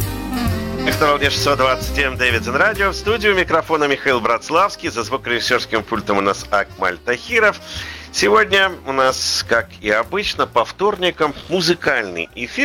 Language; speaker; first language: Russian; native; Russian